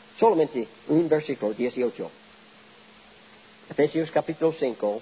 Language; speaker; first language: Spanish; non-native, learner; English